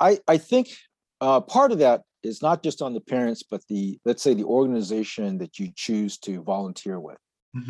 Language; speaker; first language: English; native; English